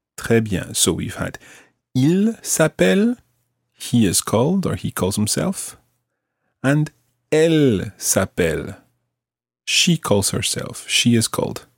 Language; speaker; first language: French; non-native, fluent; English